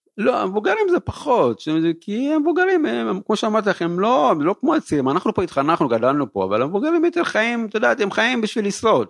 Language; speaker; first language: Hebrew; early bilingual, other home language; Amharic